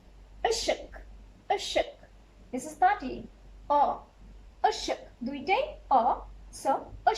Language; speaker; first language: Turkish; non-native, fluent; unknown